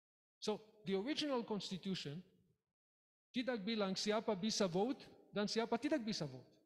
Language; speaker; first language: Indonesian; non-native, learner; English